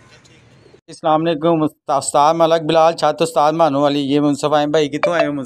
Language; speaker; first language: Hindi; non-native, local second language; Punjabi